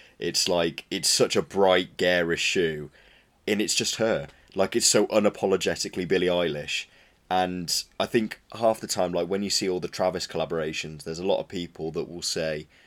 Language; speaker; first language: English; native; English